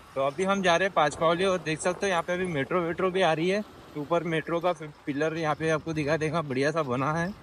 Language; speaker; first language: Hindi; non-native, local second language; Marathi